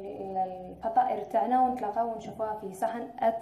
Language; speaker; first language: Arabic; native; Arabic